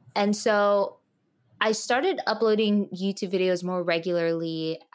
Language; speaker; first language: English; early bilingual, other home language; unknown